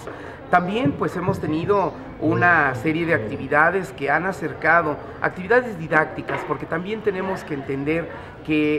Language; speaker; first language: Spanish; native; Spanish